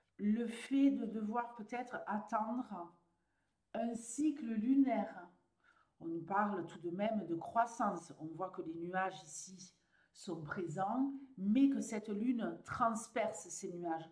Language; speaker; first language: French; native; French